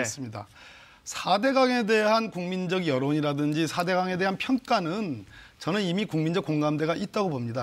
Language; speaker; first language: Korean; native; Korean